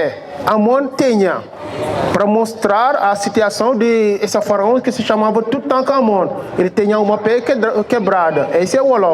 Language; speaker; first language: Portuguese; non-native, fluent; Wolof